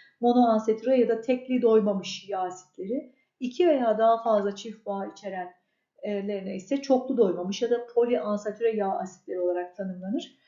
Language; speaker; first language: Turkish; native; Turkish